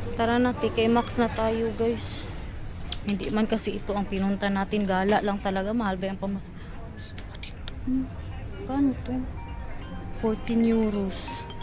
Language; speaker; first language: Filipino; non-native, local second language; Cebuano